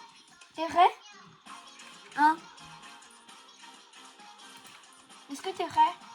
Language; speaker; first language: French; native; French